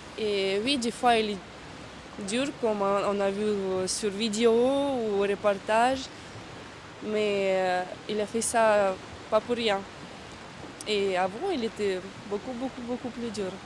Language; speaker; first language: French; non-native, learner; Russian